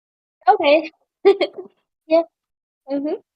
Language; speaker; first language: English; non-native, learner; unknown